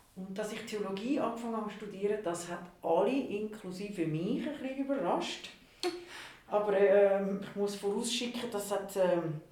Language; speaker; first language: German; non-native, local second language; Italian